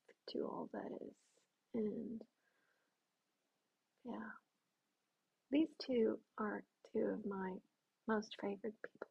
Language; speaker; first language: English; non-native, fluent; Swedish